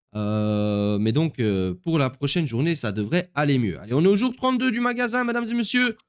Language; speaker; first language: French; native; French